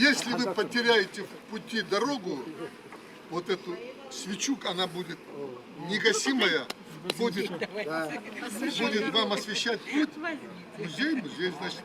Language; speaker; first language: Russian; non-native, local second language; Karachay-Balkar